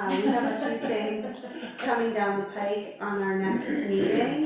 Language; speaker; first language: English; native; English